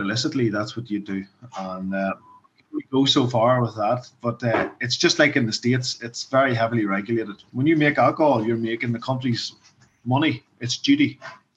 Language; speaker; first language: English; native; English